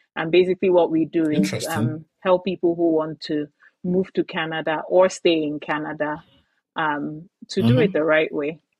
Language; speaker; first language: English; non-native, local second language; Igbo